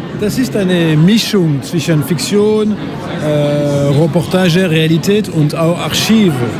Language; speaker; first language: German; non-native, local second language; French